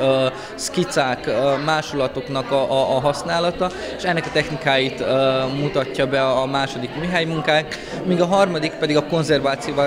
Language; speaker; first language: Hungarian; native; Hungarian